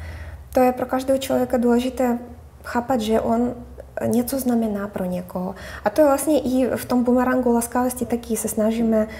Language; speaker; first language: Czech; non-native, fluent; Russian